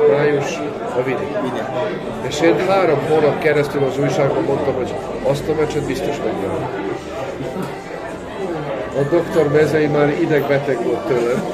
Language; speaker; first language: Hungarian; non-native, local second language; Serbian